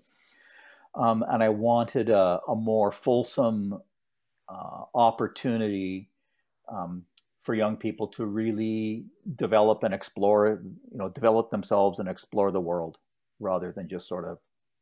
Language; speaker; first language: English; native; English